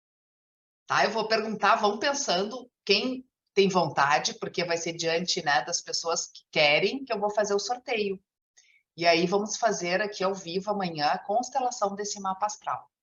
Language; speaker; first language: Portuguese; native; Portuguese